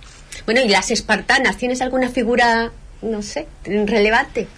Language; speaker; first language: Spanish; native; Spanish